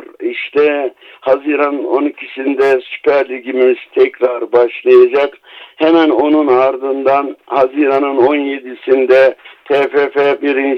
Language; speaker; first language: Turkish; native; Turkish